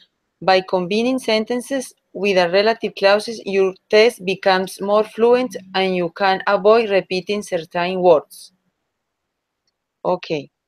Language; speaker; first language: English; non-native, learner; Spanish